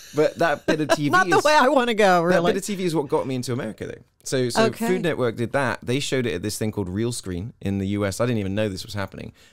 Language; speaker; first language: English; native; English